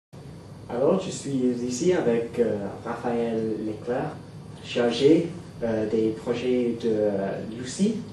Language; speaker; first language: French; non-native, fluent; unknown